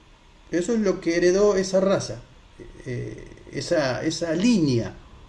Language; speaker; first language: Spanish; native; Spanish